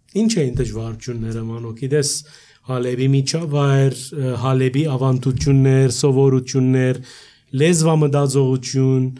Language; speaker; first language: Armenian; early bilingual, heritage; Armenian